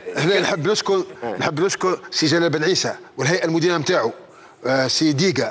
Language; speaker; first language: Arabic; native; Arabic